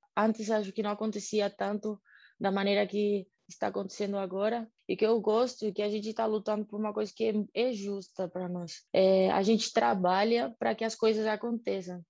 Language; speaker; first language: Portuguese; non-native, fluent; Spanish